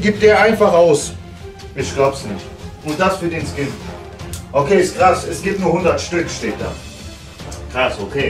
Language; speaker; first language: German; native; German